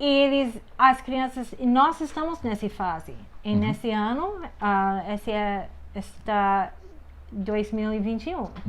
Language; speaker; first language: Portuguese; non-native, fluent; English